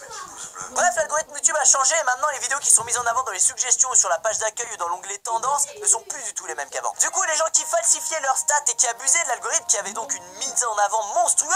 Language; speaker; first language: French; native; French